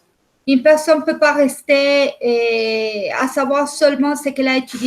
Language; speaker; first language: French; non-native, fluent; Spanish